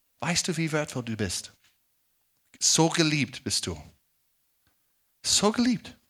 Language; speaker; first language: German; non-native, fluent; English